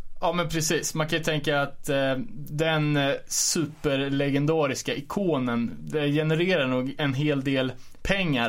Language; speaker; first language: Swedish; native; Swedish